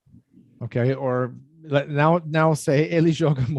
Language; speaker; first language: Portuguese; non-native, fluent; English